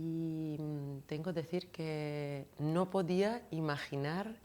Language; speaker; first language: Spanish; non-native, fluent; Georgian